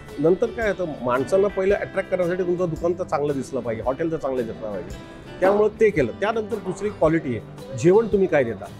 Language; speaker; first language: Marathi; non-native, local second language; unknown